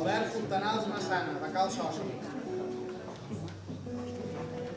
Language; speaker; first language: Catalan; native; Catalan